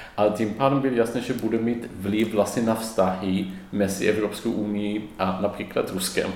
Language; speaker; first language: Czech; non-native, fluent; Swedish